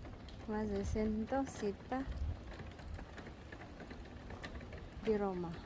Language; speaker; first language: Hebrew; non-native, local second language; Arabic